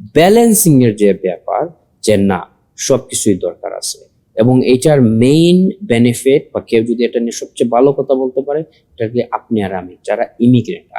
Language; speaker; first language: Bangla; early bilingual, heritage; Sylheti